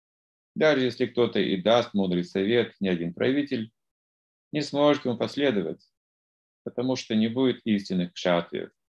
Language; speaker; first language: Russian; native; Russian